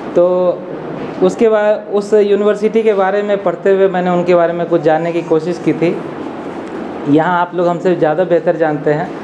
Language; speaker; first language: Hindi; non-native, local second language; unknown